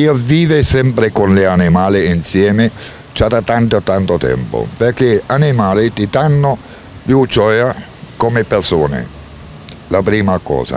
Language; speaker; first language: Italian; non-native, learner; German